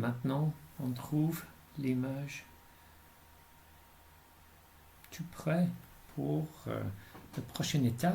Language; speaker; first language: French; non-native, fluent; English